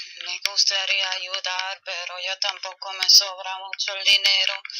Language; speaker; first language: Spanish; non-native, fluent; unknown